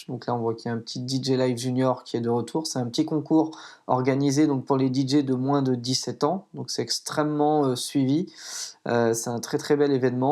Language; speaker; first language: French; native; French